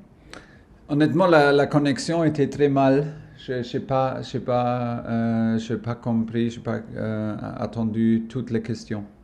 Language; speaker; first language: French; non-native, learner; German